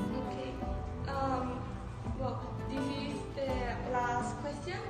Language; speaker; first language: English; non-native, learner; Spanish